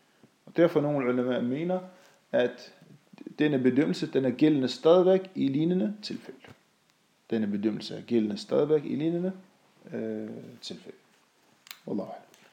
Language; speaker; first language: Danish; non-native, fluent; Arabic